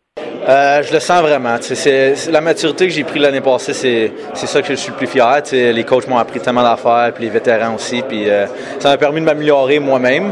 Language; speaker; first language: French; native; French